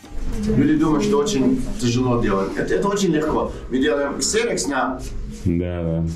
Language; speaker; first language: Russian; non-native, learner; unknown